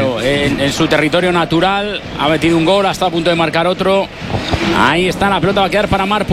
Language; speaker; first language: Spanish; native; Spanish